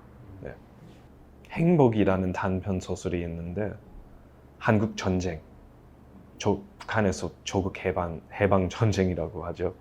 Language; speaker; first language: Korean; non-native, fluent; English